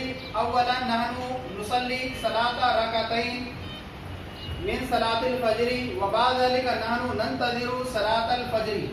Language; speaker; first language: Arabic; non-native, fluent; Urdu